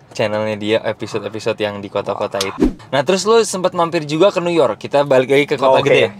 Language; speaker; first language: Indonesian; native; Indonesian